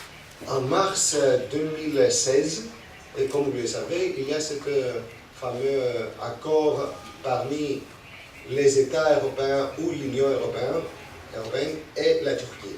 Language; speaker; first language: French; non-native, fluent; Greek